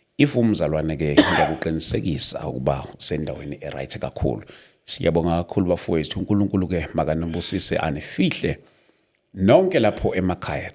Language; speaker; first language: Zulu; native; Zulu